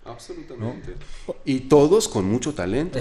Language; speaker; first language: Spanish; non-native, fluent; Arabic